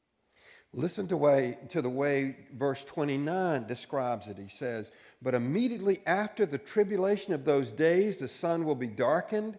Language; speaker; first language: English; native; English